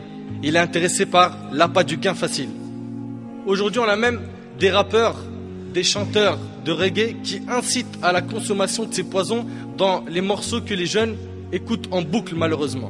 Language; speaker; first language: French; native; French